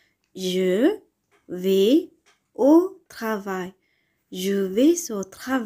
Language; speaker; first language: French; non-native, fluent; Tamil